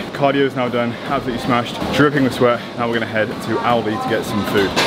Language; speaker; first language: English; native; English